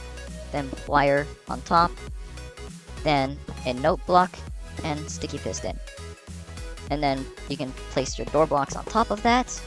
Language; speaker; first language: English; native; English